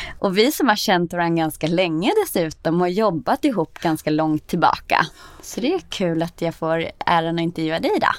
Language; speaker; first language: Swedish; native; Swedish